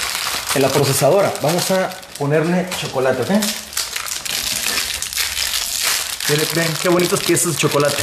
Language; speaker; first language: Spanish; native; Spanish